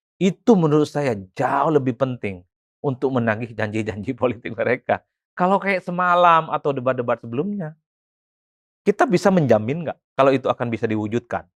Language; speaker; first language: Indonesian; non-native, local second language; Madurese